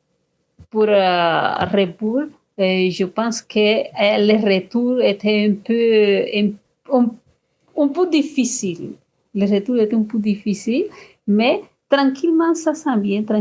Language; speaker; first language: French; non-native, fluent; Spanish